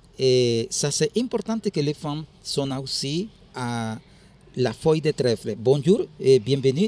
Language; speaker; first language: French; non-native, learner; Spanish